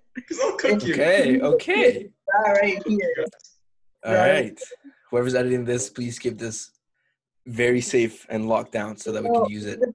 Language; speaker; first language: English; early bilingual, other home language; Spanish